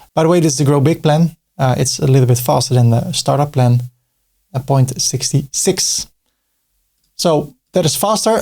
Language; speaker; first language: English; non-native, fluent; Dutch